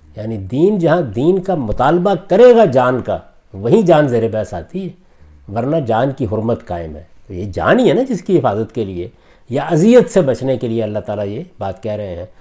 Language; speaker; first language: Urdu; non-native, local second language; Punjabi